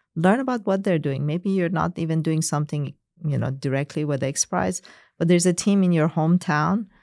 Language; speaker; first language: English; non-native, fluent; Persian